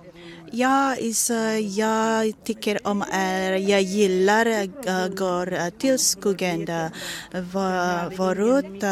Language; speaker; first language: Swedish; non-native, learner; Indonesian